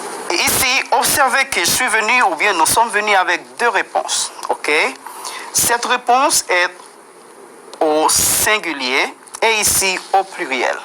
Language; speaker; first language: French; non-native, fluent; Spanish